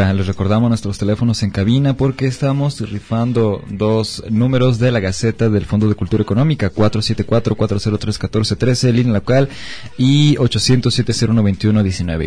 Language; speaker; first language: Spanish; native; Spanish